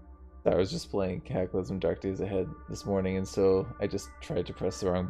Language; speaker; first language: English; native; English